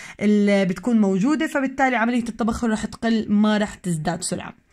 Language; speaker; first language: Arabic; native; Arabic